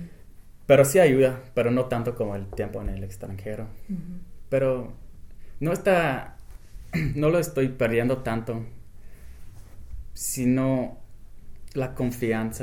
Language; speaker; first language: Spanish; non-native, fluent; English